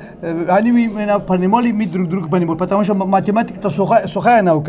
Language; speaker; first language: Russian; non-native, learner; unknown